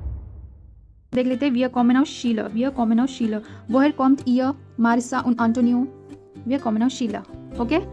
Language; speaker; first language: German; non-native, fluent; Hindi